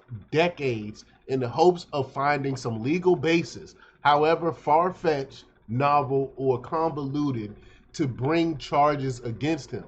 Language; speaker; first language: English; native; English